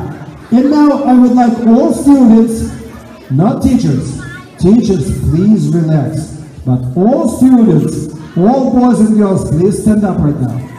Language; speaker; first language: English; non-native, fluent; Russian